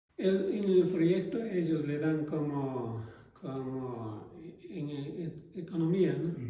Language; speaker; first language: Spanish; non-native, local second language; Quechua